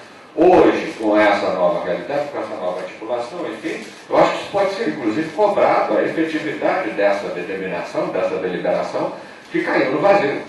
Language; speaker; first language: Portuguese; native; Portuguese